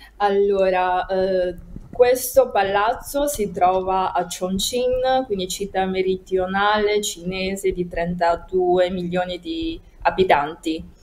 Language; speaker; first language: Italian; non-native, fluent; Chinese